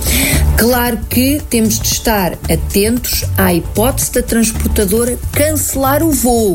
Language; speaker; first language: Portuguese; native; Portuguese